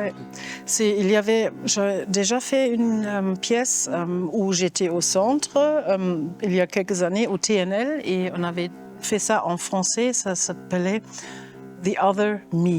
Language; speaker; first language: French; non-native, fluent; German